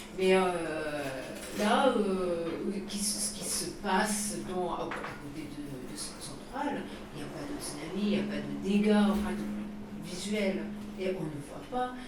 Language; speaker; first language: French; non-native, fluent; Japanese